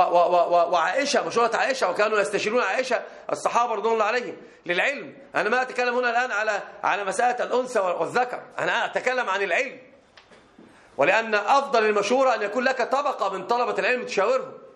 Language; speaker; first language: Arabic; native; Arabic